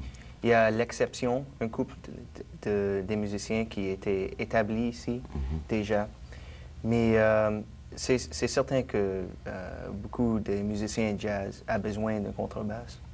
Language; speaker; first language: French; non-native, local second language; English